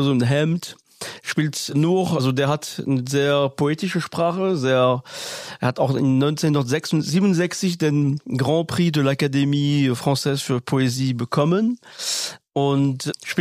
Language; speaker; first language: German; non-native, fluent; French